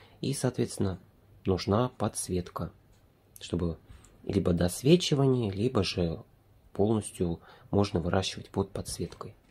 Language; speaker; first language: Russian; native; Russian